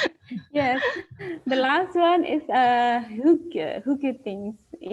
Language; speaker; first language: English; non-native, fluent; Indonesian